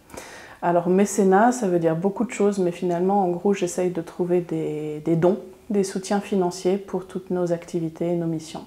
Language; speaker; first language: French; native; French